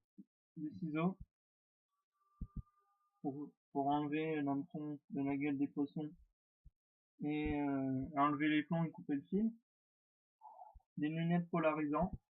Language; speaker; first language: French; native; French